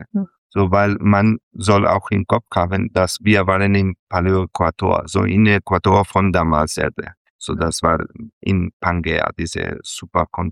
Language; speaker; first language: German; non-native, fluent; Catalan